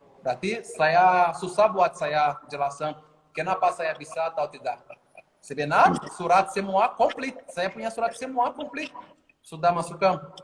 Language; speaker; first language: Indonesian; non-native, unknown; Portuguese